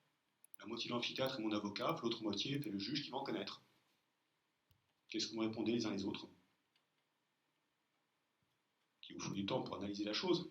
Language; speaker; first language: French; native; French